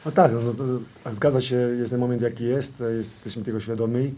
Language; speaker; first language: Polish; non-native, fluent; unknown